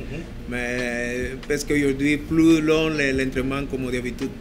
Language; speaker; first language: French; non-native, learner; Spanish